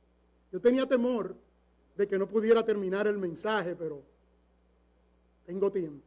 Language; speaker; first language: Spanish; native; Spanish